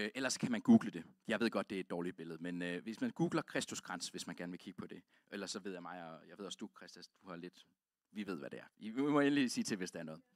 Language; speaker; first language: Danish; native; Danish